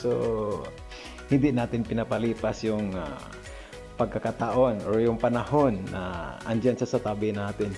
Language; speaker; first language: Filipino; non-native, local second language; Cebuano